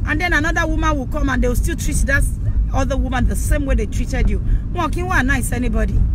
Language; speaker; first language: English; non-native, local second language; Yoruba